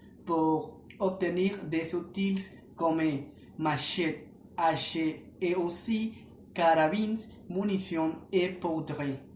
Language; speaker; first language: French; non-native, learner; Spanish